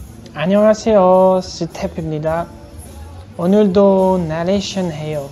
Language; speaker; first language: Korean; non-native, learner; French